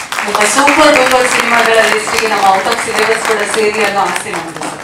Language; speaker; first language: Kannada; native; Kannada